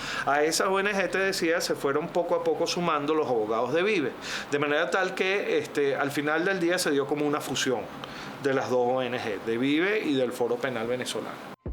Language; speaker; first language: Spanish; native; Spanish